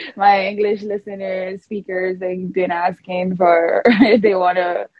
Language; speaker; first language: English; early bilingual, other home language; Spanish